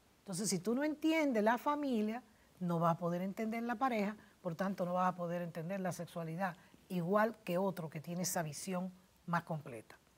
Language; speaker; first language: Spanish; native; Spanish